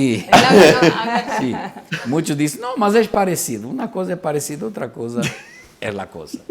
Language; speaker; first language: Spanish; non-native, fluent; Portuguese